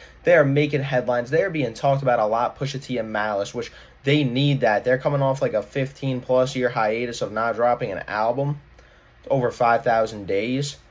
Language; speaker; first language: English; native; English